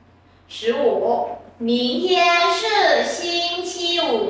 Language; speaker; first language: Chinese; non-native, fluent; Vietnamese